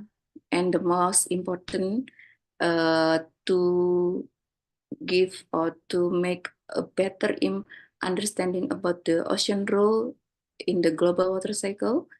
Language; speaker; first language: English; non-native, fluent; Indonesian